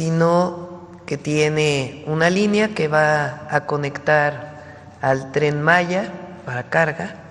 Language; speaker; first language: Spanish; native; Spanish